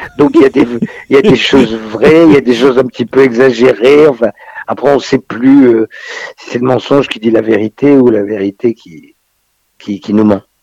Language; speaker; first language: French; native; French